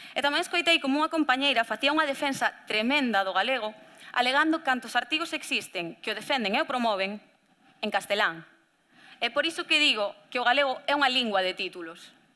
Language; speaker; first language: Galician; native; Galician